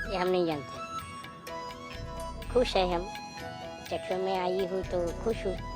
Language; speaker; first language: Hindi; non-native, local second language; Assamese